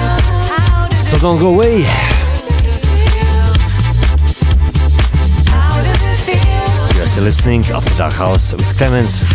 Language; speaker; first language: English; non-native, fluent; Slovenian